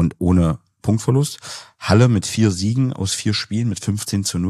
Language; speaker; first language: German; native; German